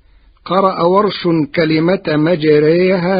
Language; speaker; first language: Arabic; native; Arabic